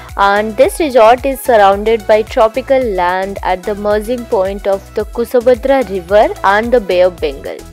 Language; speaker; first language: English; non-native, local second language; Odia